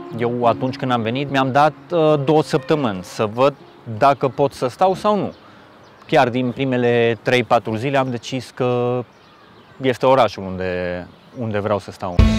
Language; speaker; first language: Romanian; non-native, fluent; Spanish